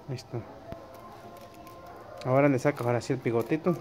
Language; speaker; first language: Spanish; native; Spanish